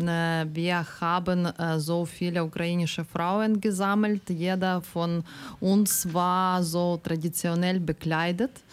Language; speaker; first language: German; non-native, learner; Ukrainian